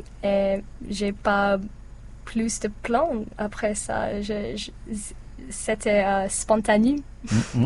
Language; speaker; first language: French; non-native, learner; English